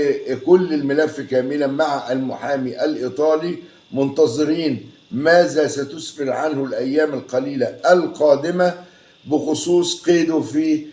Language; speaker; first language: Arabic; native; Arabic